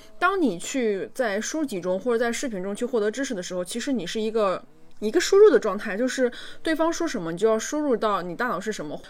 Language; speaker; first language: Chinese; native; Chinese